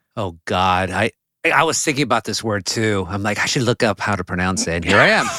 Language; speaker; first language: English; early bilingual, other home language; Spanish